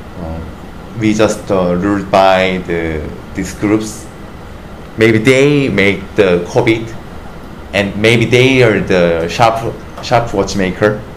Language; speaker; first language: English; non-native, learner; Korean